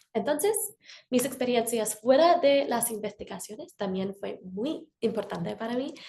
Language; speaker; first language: Spanish; non-native, fluent; English